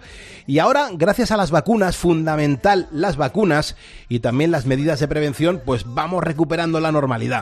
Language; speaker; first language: Spanish; native; Spanish